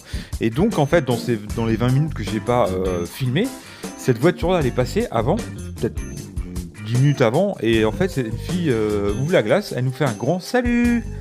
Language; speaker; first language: French; native; French